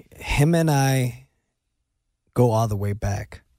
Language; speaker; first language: English; non-native, local second language; Cantonese